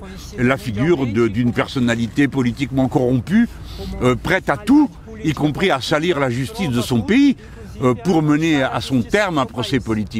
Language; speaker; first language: French; native; French